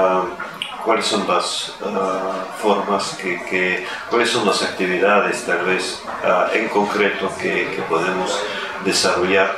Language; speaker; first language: Spanish; non-native, fluent; Russian